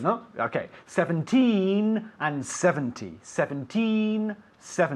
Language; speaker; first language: Spanish; non-native, fluent; English